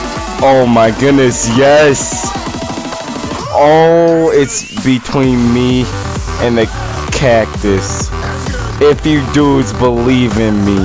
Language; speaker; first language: English; native; English